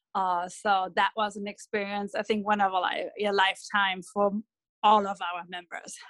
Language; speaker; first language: English; non-native, fluent; German